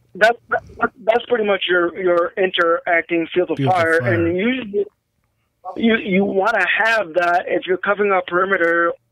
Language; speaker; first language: English; native; English